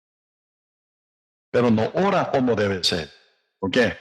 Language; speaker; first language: Spanish; non-native, learner; Korean